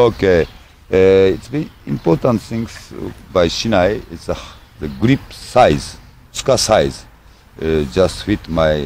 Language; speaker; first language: English; non-native, learner; Japanese